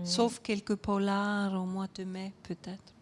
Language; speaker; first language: French; non-native, fluent; Icelandic